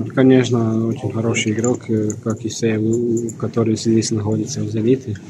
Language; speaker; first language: Russian; non-native, fluent; Croatian